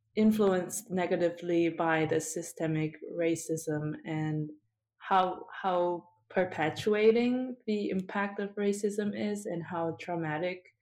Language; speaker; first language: English; early bilingual, other home language; Korean